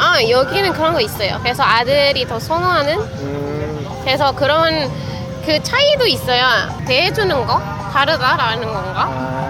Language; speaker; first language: Korean; non-native, fluent; Indonesian